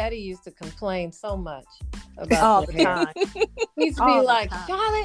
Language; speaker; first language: English; native; English